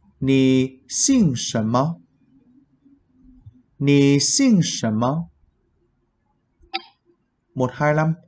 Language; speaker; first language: Chinese; non-native, fluent; Vietnamese